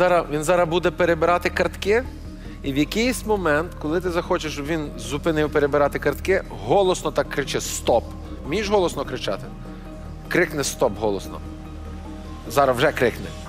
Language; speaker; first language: Ukrainian; native; Ukrainian